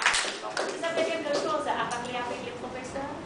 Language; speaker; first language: French; non-native, learner; Vietnamese